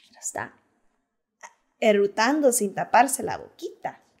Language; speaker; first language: Spanish; early bilingual, heritage; Spanish